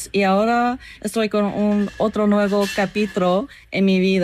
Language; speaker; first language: Spanish; non-native, learner; English